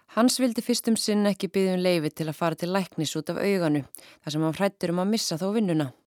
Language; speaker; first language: Icelandic; native; Icelandic